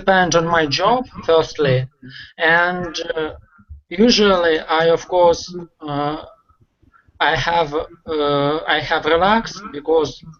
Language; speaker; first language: English; non-native, learner; Russian